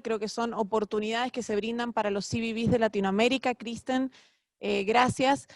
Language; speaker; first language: Spanish; native; Spanish